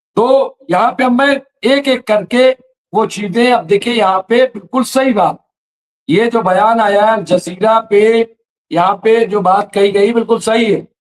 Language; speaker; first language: Urdu; native; Urdu